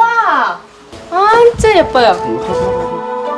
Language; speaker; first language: Korean; non-native, fluent; Chinese